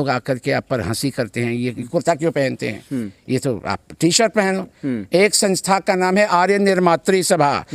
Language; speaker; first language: Hindi; early bilingual, heritage; Hindi